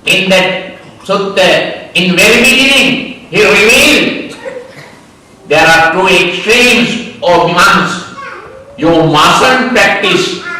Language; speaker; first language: English; non-native, local second language; Sinhala